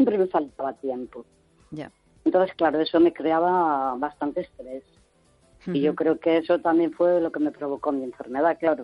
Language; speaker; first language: Spanish; native; Spanish